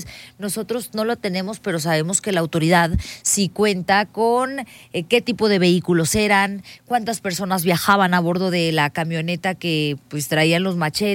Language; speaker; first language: Spanish; native; Spanish